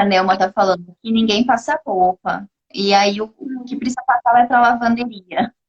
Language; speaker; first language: Portuguese; native; Portuguese